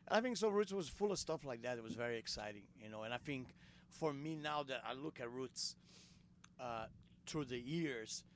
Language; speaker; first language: English; non-native, fluent; Portuguese